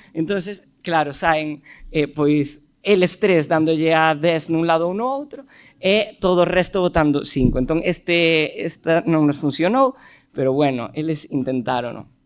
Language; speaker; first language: Galician; native; Galician